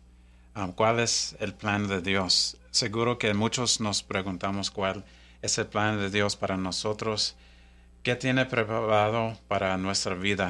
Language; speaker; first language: Spanish; early bilingual, heritage; Spanish